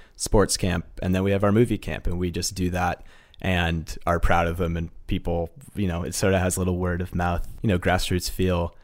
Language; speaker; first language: English; native; English